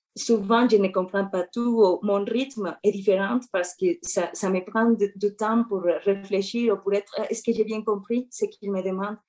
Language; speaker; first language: French; non-native, fluent; Spanish